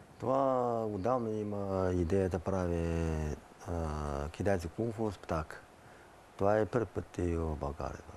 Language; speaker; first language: Bulgarian; non-native, learner; Chinese